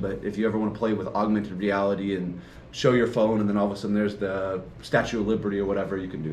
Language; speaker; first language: English; native; English